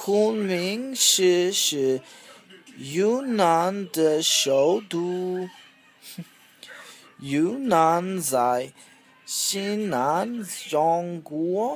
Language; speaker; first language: Chinese; non-native, learner; English